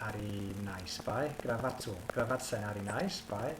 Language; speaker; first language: Basque; non-native, learner; English